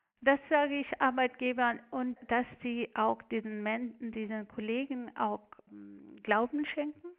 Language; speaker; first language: German; non-native, fluent; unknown